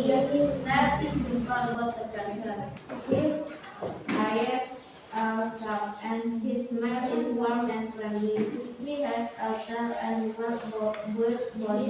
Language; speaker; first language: English; non-native, learner; Indonesian